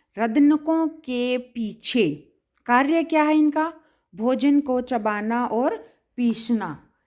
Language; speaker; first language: Hindi; native; Hindi